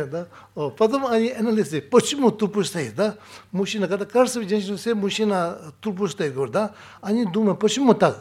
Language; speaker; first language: Russian; non-native, learner; Tibetan